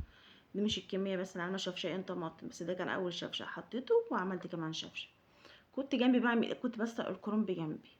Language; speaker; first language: Arabic; native; Arabic